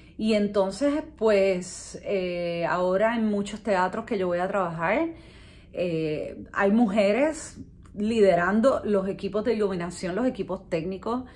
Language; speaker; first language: Spanish; native; Spanish